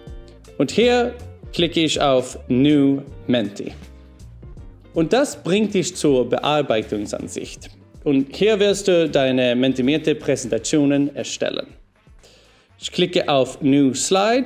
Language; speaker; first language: German; non-native, fluent; Swedish